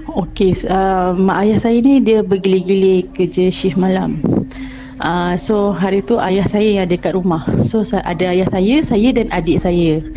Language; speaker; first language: Malay; native; Malay